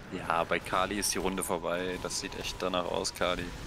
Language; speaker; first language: German; native; German